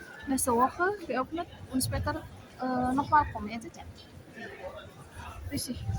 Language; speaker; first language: German; non-native, learner; Indonesian